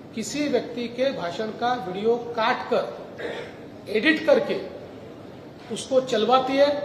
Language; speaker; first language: Hindi; non-native, local second language; Marathi